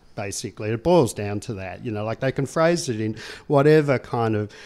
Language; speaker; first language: English; native; English